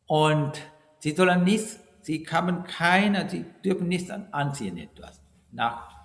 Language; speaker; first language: German; non-native, fluent; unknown